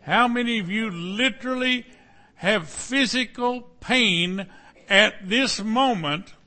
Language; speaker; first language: English; native; English